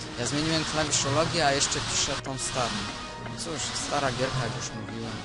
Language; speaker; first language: Polish; native; Polish